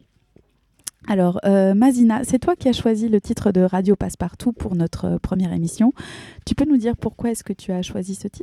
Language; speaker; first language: French; native; French